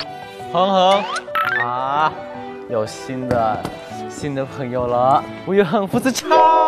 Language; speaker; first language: Chinese; non-native, learner; Thai